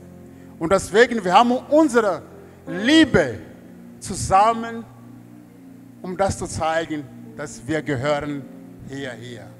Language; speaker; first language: German; non-native, learner; Portuguese